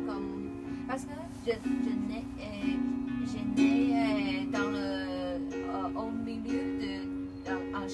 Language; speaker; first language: French; non-native, learner; Chinese